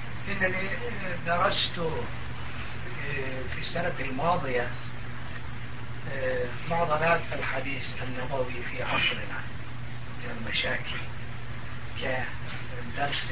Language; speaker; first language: Arabic; non-native, fluent; Turkish